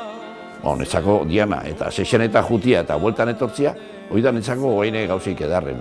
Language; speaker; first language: Basque; native; Basque